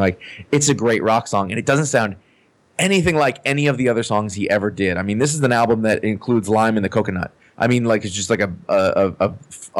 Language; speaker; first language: English; native; English